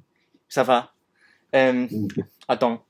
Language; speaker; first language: French; non-native, learner; Cantonese